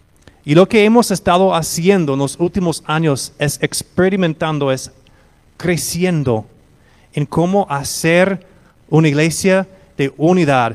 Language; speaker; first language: Spanish; non-native, fluent; English